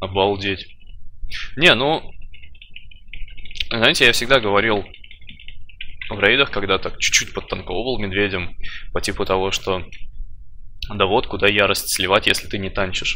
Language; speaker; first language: Russian; native; Russian